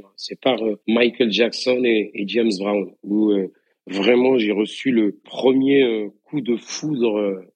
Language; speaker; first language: French; native; French